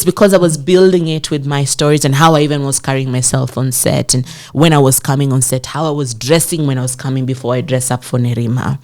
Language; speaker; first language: English; non-native, local second language; Swahili